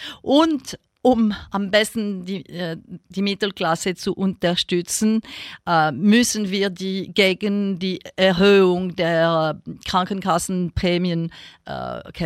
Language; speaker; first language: German; non-native, local second language; French